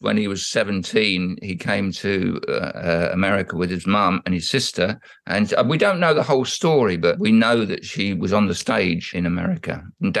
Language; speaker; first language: English; native; English